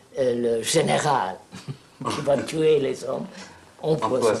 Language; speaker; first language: French; non-native, fluent; Telugu